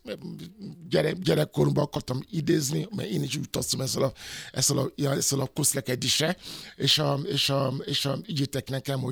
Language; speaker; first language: Hungarian; non-native, fluent; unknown